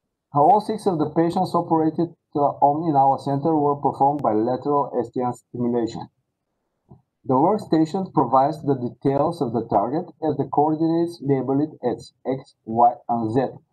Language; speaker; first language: English; non-native, fluent; Bulgarian